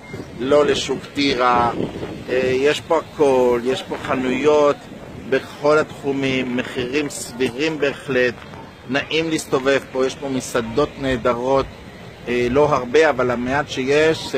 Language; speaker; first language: Hebrew; native; Hebrew